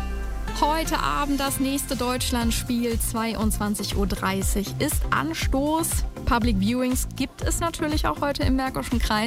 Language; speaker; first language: German; native; German